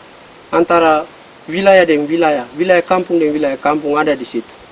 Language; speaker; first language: Indonesian; native; Indonesian